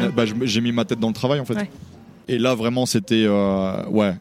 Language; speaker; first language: French; native; French